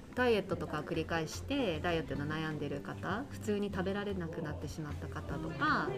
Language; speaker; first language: Japanese; early bilingual, heritage; Japanese